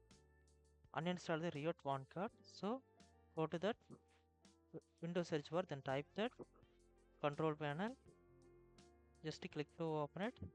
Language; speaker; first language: English; non-native, learner; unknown